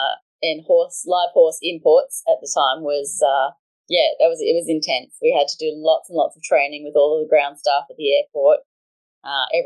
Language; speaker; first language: English; native; English